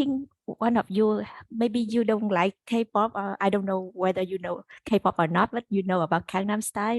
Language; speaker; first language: English; non-native, learner; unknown